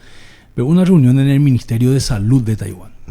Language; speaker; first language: Spanish; native; Spanish